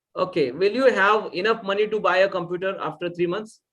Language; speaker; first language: English; non-native, local second language; Marathi